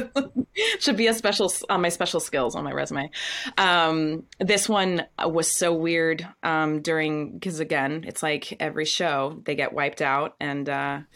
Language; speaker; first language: English; native; English